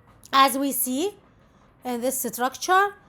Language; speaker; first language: English; non-native, local second language; Arabic